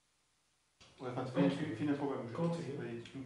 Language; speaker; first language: French; native; French